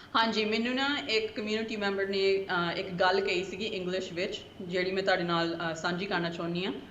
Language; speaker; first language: Punjabi; early bilingual, heritage; Punjabi